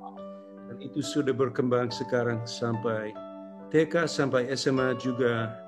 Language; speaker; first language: Indonesian; non-native, local second language; English